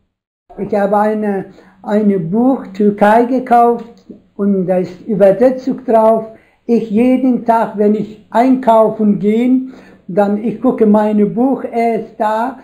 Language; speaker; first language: German; non-native, learner; Turkish